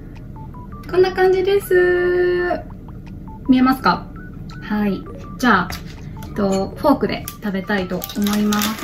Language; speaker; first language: Japanese; native; Japanese